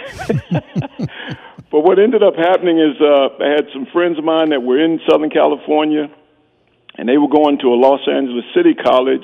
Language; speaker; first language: English; native; English